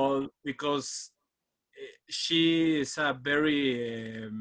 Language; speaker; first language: English; non-native, learner; Spanish